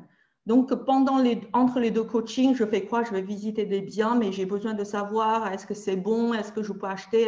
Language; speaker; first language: French; native; French